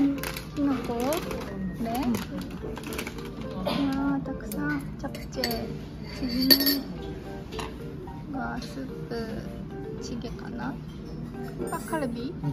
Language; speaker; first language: Japanese; native; Japanese